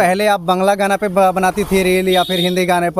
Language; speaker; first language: Hindi; native; Hindi